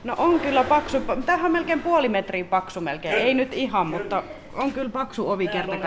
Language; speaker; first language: Finnish; native; Finnish